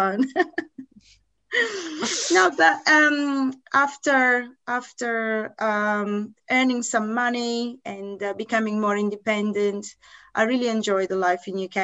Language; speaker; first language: English; non-native, fluent; Italian